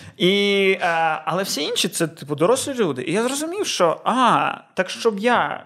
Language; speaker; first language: Ukrainian; non-native, local second language; Russian